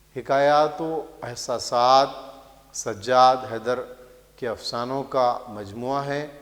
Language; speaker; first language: Urdu; native; Urdu